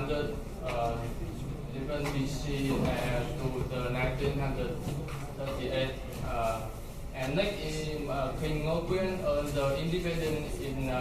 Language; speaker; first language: English; non-native, learner; Vietnamese